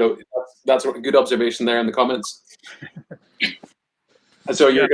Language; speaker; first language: English; native; English